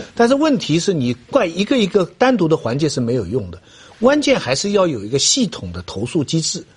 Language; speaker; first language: Chinese; native; Chinese